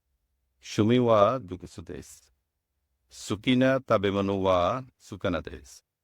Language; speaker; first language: Japanese; non-native, learner; Bangla